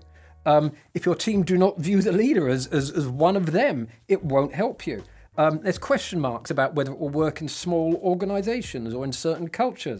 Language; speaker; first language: English; native; English